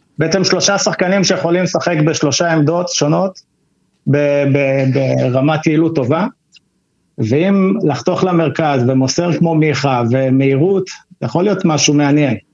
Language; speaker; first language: Hebrew; native; Hebrew